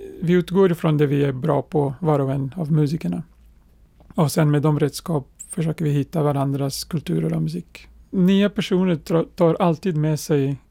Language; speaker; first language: Swedish; non-native, fluent; Portuguese